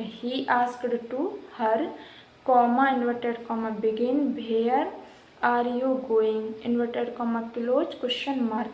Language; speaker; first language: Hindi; native; Hindi